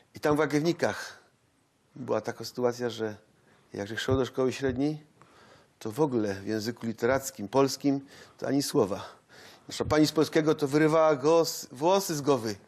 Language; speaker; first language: Polish; native; Polish